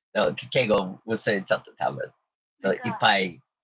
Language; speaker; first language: Japanese; non-native, learner; English